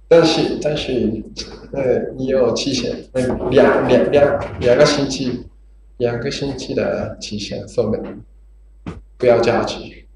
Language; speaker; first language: Chinese; non-native, learner; Japanese